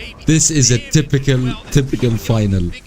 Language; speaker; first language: English; non-native, local second language; Arabic